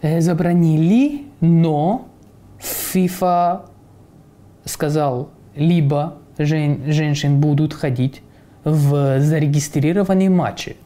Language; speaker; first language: Russian; non-native, fluent; Persian